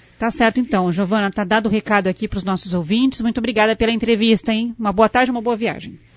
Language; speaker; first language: Portuguese; native; Portuguese